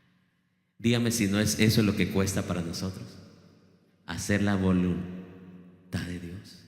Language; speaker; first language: Spanish; native; Spanish